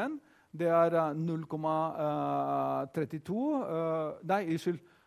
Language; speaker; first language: Norwegian; non-native, fluent; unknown